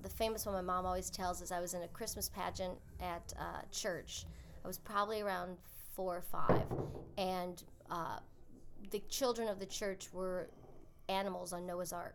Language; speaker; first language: English; native; English